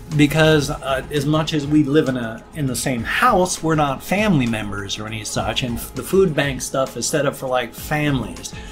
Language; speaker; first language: English; native; English